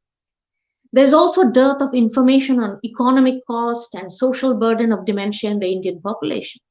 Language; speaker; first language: English; non-native, local second language; Bangla